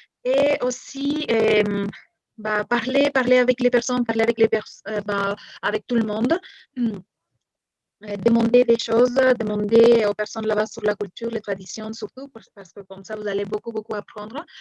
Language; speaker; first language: French; non-native, fluent; Spanish